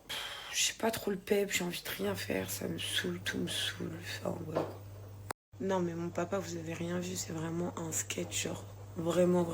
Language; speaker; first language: French; native; French